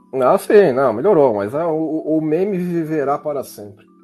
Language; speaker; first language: Portuguese; native; Portuguese